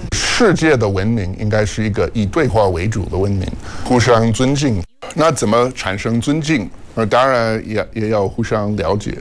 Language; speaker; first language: Chinese; non-native, fluent; English